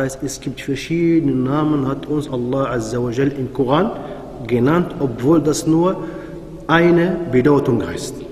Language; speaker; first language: German; non-native, fluent; Arabic